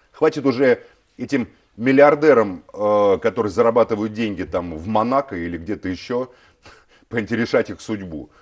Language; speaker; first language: Russian; native; Russian